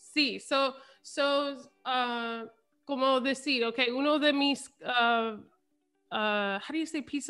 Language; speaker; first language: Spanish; early bilingual, heritage; English